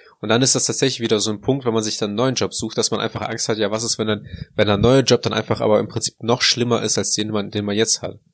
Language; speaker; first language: German; early bilingual, other home language; Russian